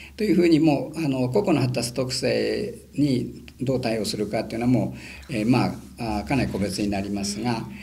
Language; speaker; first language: Japanese; native; Japanese